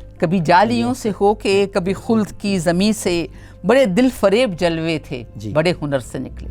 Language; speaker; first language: Urdu; non-native, local second language; Northern Hindko